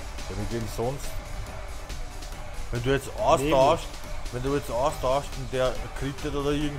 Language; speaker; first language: German; native; German